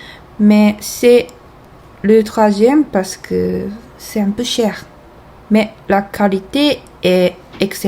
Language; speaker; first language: French; non-native, fluent; Japanese